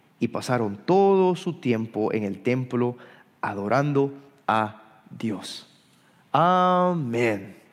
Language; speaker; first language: Spanish; early bilingual, heritage; Spanish